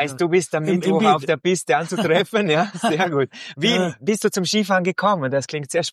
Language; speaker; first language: German; native; German